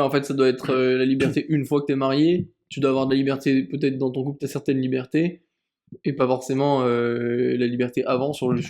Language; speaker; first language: French; native; French